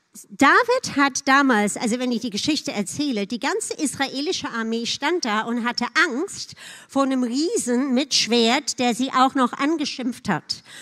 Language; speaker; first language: German; non-native, fluent; English